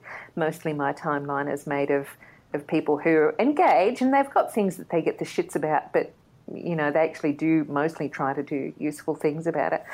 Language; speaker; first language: English; native; English